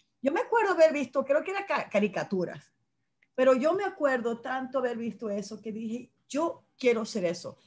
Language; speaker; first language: Spanish; native; Spanish